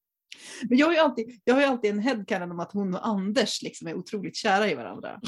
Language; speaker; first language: Swedish; native; Swedish